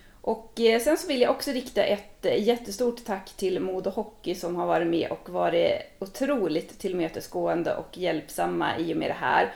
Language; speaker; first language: Swedish; native; Swedish